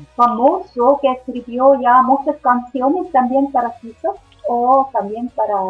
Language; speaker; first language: Spanish; non-native, fluent; Swiss German